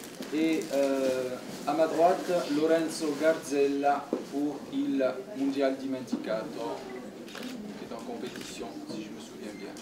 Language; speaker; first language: French; native; French